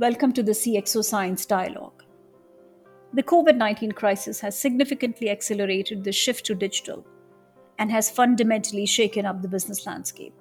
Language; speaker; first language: English; non-native, local second language; Bangla